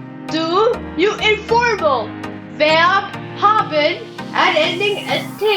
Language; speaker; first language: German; non-native, learner; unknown